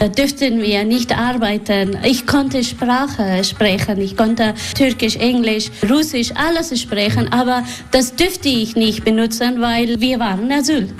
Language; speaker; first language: German; non-native, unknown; Persian